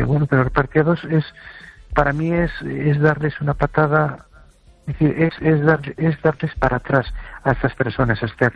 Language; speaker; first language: Spanish; native; Spanish